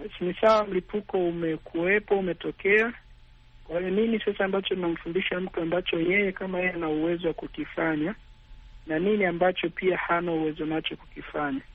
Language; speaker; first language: Swahili; native; Swahili